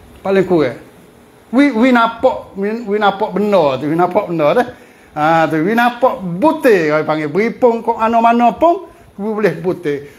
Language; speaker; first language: Malay; native; Malay